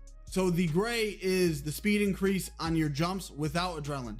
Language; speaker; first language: English; native; English